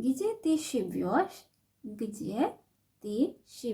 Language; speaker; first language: Russian; non-native, fluent; Sinhala